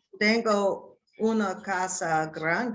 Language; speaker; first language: Spanish; non-native, learner; English